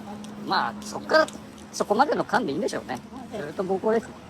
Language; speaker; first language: Japanese; native; Japanese